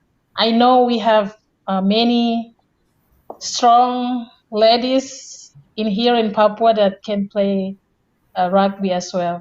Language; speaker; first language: English; non-native, fluent; Indonesian